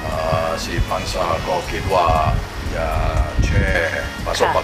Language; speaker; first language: Thai; non-native, fluent; Indonesian